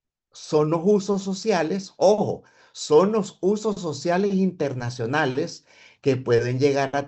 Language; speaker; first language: Spanish; native; Spanish